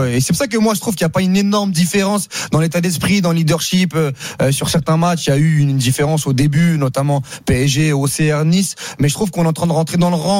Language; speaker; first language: French; native; French